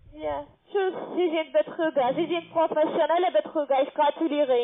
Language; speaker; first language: German; non-native, learner; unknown